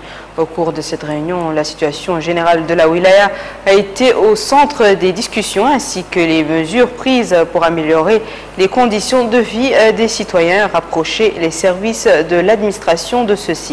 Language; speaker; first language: French; non-native, local second language; Arabic